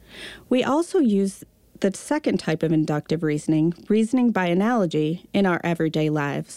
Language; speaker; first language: English; native; English